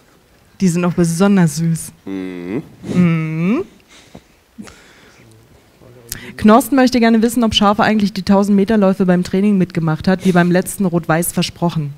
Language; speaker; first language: German; native; German